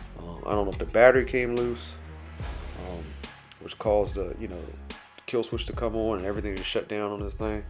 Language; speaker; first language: English; native; English